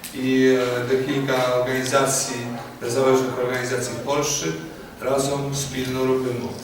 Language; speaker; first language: Polish; non-native, learner; Ukrainian